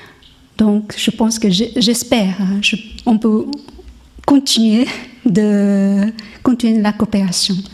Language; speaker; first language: French; non-native, learner; Chinese